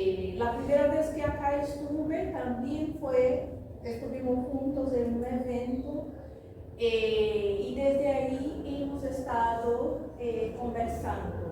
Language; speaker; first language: Spanish; non-native, fluent; Portuguese